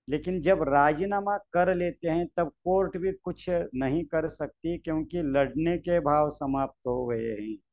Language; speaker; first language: Hindi; non-native, local second language; Marathi